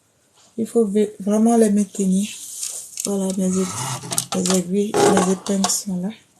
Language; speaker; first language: French; native; French